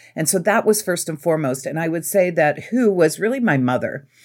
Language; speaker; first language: English; native; English